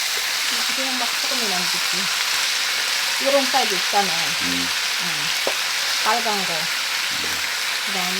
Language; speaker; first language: Korean; non-native, learner; Filipino